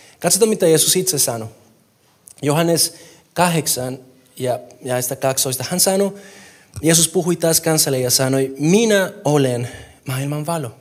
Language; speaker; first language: Finnish; non-native, fluent; Spanish